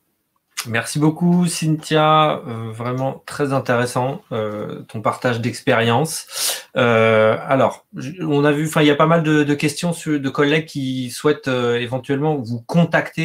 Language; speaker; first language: French; native; French